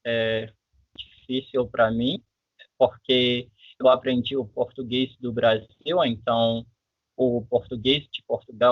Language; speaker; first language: Portuguese; non-native, fluent; French